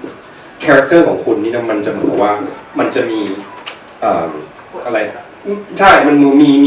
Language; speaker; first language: Thai; early bilingual, heritage; Thai